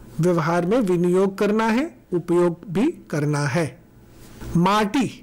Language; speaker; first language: Hindi; non-native, local second language; Gujarati